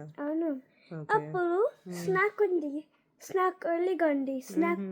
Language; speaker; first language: Telugu; early bilingual, heritage; Telugu